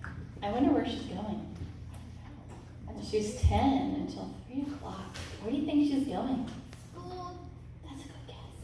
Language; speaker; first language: English; native; English